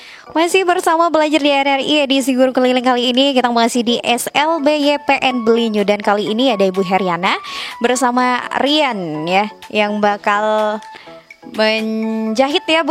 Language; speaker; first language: Indonesian; native; Indonesian